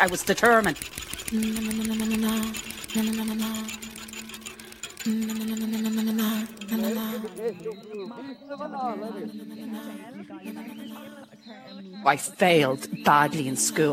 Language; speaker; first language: English; native; English